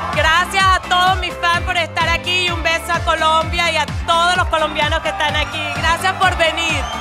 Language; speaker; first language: English; native; English